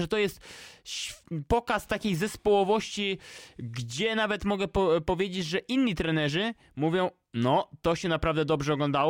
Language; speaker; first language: Polish; native; Polish